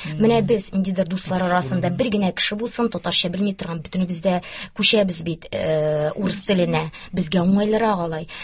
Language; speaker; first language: Tatar; native; Tatar